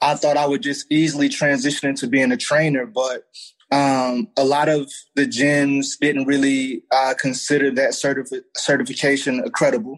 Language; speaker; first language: English; native; English